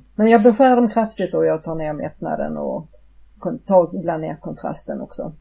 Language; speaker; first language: Swedish; native; Swedish